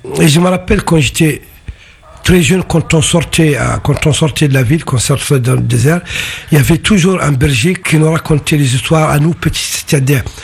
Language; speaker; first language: French; non-native, local second language; Arabic